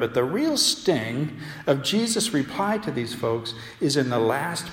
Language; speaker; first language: English; native; English